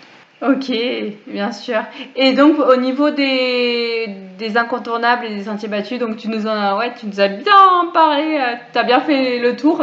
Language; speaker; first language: French; native; French